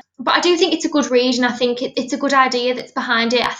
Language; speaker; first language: English; native; English